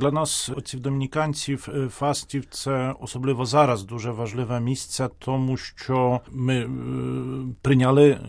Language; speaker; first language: Ukrainian; non-native, fluent; Polish